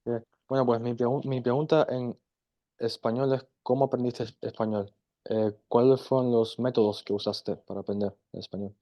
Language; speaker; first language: Spanish; non-native, fluent; German